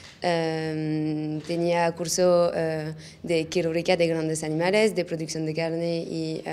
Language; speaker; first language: Spanish; non-native, learner; French